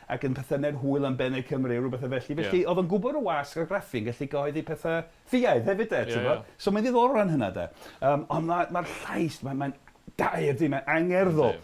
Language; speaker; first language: Welsh; non-native, fluent; English